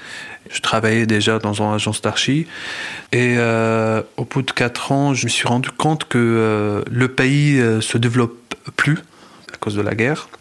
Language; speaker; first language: French; non-native, fluent; Arabic